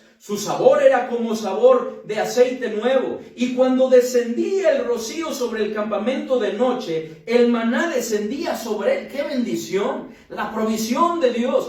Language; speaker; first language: Spanish; native; Spanish